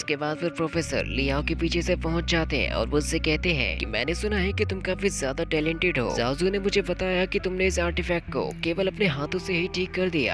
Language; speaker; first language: Hindi; native; Hindi